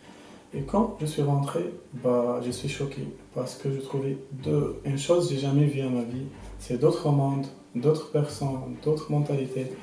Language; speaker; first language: French; non-native, local second language; Arabic